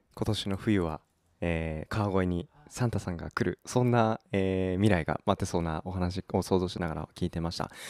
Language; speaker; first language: Japanese; native; Japanese